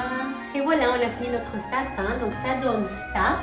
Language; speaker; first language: French; native; French